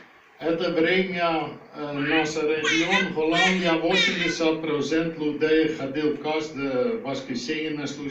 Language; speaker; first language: Russian; non-native, learner; Dutch